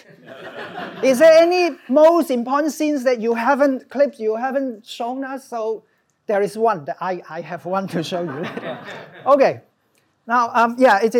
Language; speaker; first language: English; non-native, local second language; Cantonese